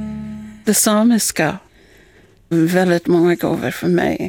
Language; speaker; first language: Swedish; non-native, fluent; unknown